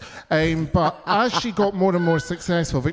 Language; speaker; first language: English; native; English